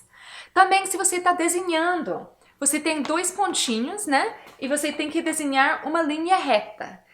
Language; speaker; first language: Portuguese; non-native, fluent; English